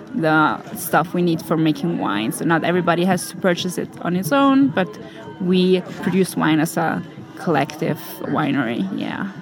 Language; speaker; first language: English; non-native, fluent; Italian